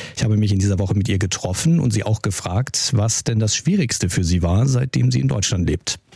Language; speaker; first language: German; native; German